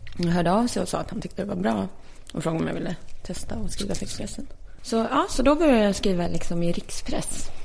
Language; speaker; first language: Swedish; early bilingual, other home language; Polish